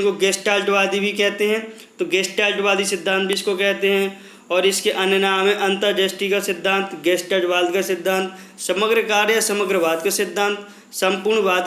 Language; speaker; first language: Hindi; native; Hindi